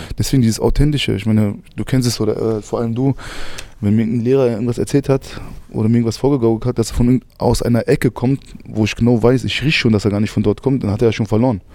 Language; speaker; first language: German; early bilingual, other home language; Arabic